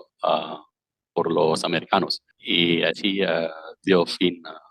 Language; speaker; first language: Spanish; non-native, fluent; Filipino